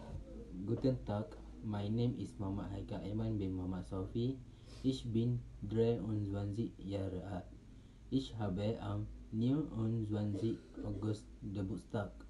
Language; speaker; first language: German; non-native, learner; Malay